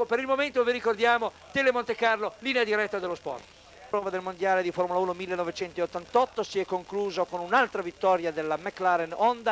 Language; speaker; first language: Italian; native; Italian